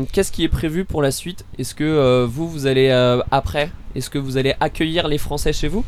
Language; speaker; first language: French; native; French